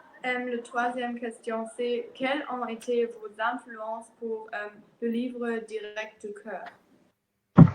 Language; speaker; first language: French; non-native, learner; German